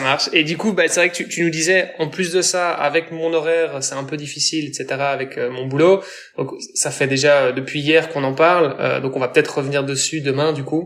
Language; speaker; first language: French; native; French